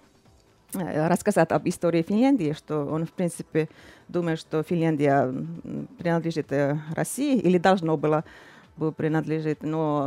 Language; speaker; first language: Russian; non-native, fluent; Finnish